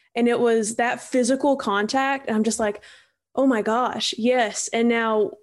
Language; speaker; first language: English; native; English